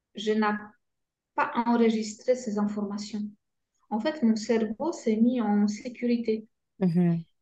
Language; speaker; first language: French; non-native, fluent; Polish